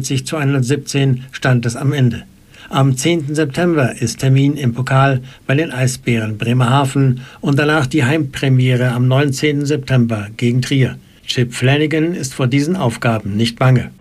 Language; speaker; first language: German; native; German